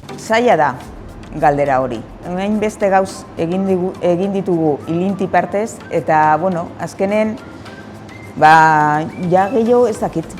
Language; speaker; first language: Basque; non-native, local second language; Spanish